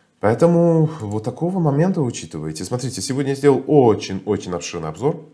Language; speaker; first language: Russian; non-native, fluent; Persian